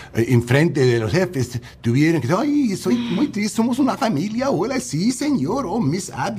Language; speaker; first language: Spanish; non-native, fluent; English